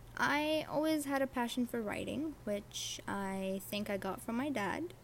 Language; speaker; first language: English; non-native, fluent; Arabic